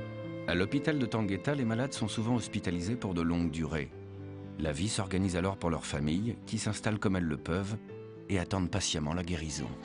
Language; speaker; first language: French; native; French